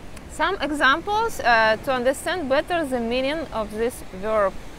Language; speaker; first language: English; non-native, fluent; Russian